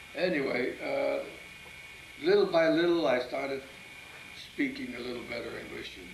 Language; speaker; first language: English; early bilingual, other home language; Italian